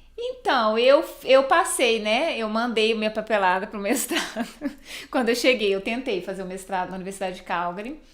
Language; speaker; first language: Portuguese; native; Portuguese